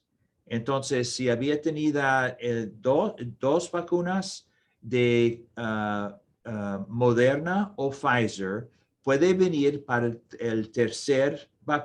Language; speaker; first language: Spanish; non-native, learner; English